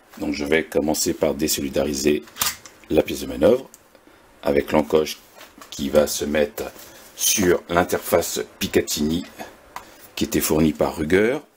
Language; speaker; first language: French; native; French